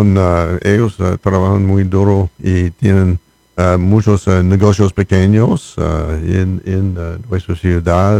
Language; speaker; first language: Spanish; non-native, learner; English